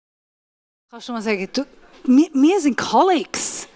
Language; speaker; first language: German; non-native, fluent; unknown